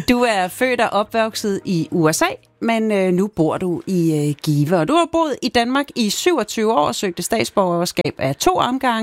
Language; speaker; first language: Danish; native; Danish